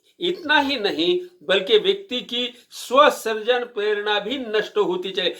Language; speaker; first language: Hindi; non-native, local second language; Marathi